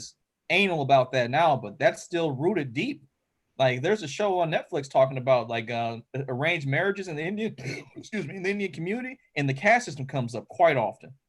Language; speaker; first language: English; native; English